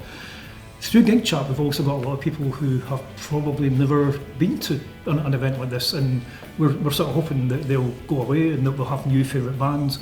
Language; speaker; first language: English; native; English